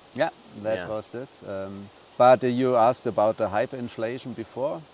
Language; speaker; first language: English; non-native, fluent; German